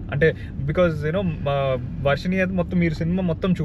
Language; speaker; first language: Telugu; native; Telugu